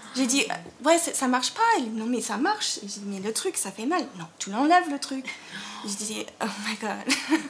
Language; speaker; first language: French; non-native, fluent; English